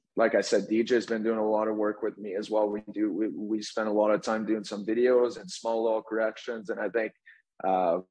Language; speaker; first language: English; native; English